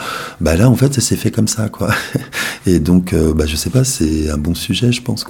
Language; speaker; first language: French; native; French